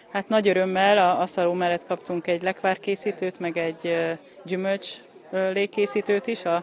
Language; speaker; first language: Hungarian; native; Hungarian